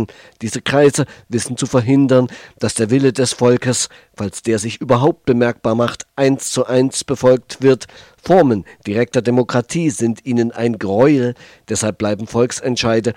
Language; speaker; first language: German; native; German